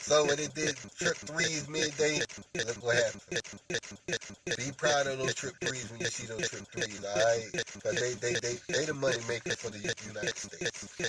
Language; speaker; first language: English; native; English